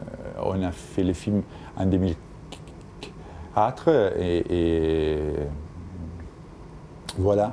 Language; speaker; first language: French; non-native, fluent; Italian